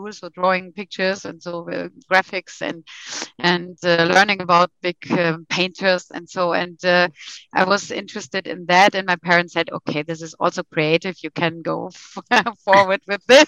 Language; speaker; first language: English; non-native, fluent; German